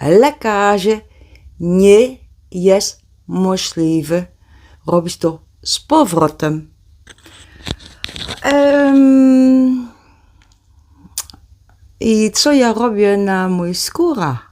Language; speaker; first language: Polish; non-native, learner; Dutch